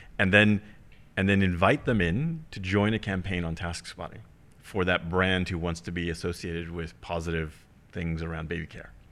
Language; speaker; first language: English; early bilingual, heritage; German